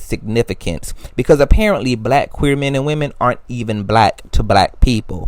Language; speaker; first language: English; native; English